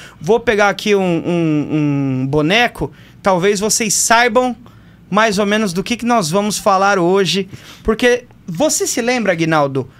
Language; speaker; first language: Portuguese; native; Portuguese